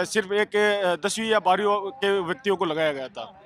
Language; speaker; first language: Hindi; native; Hindi